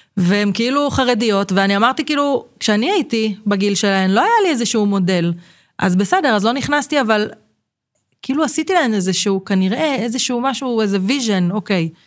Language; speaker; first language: Hebrew; native; Hebrew